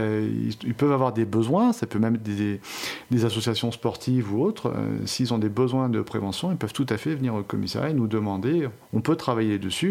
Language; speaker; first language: French; native; French